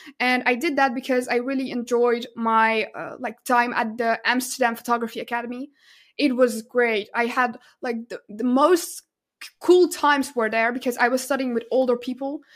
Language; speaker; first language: English; non-native, fluent; Russian